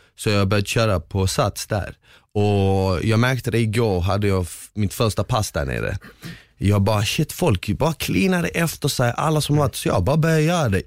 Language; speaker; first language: Swedish; early bilingual, other home language; Bosnian